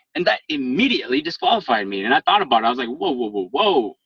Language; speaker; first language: English; native; English